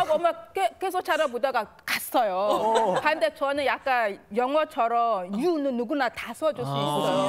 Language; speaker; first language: Korean; non-native, learner; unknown